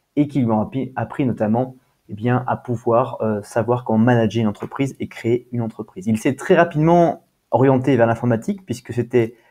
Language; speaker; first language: French; native; French